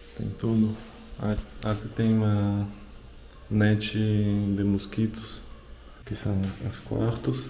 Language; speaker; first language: Portuguese; non-native, learner; Russian